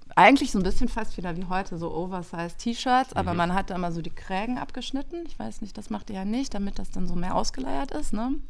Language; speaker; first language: German; native; German